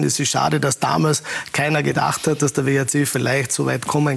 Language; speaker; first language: German; native; German